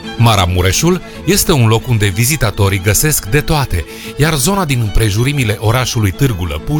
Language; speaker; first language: Romanian; native; Romanian